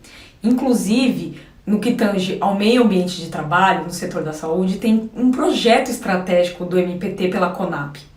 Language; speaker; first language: Portuguese; native; Portuguese